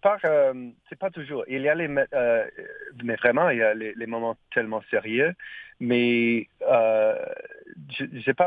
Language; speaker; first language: French; non-native, learner; English